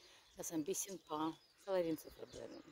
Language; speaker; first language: German; non-native, fluent; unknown